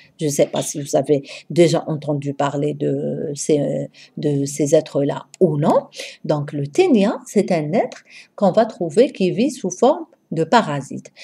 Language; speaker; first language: French; non-native, local second language; Arabic